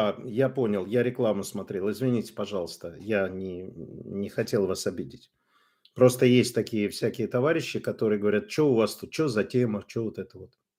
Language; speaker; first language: Russian; native; Russian